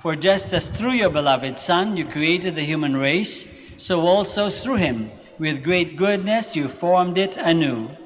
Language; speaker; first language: English; non-native, local second language; Filipino